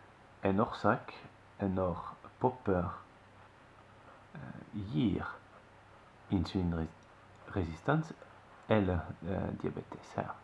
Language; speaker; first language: Norwegian; non-native, fluent; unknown